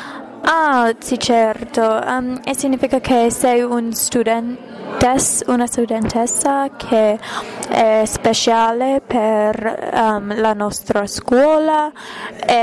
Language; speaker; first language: Italian; non-native, learner; English